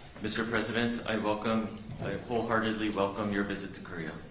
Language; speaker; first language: English; non-native, fluent; Korean